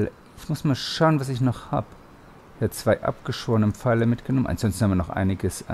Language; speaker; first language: German; native; German